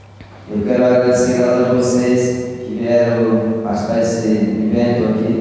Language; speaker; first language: Portuguese; non-native, local second language; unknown